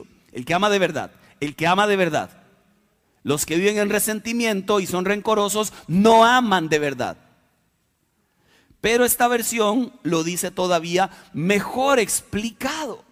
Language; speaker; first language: Spanish; native; Spanish